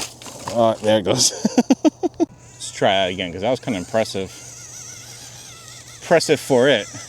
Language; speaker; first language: English; native; English